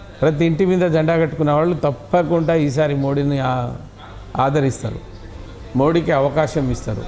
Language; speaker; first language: Telugu; non-native, local second language; Lambadi